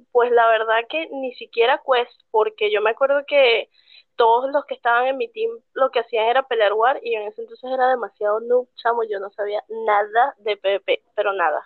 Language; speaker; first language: Spanish; native; Spanish